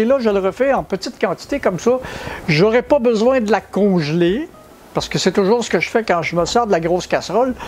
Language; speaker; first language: French; native; French